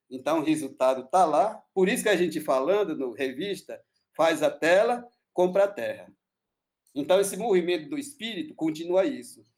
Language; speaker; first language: Portuguese; non-native, local second language; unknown